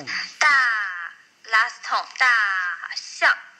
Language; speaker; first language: English; non-native, fluent; Chinese